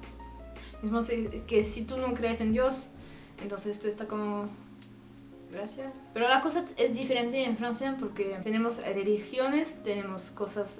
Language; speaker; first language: Spanish; non-native, learner; French